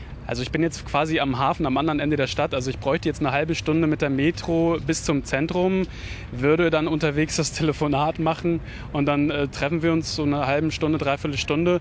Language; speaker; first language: German; native; German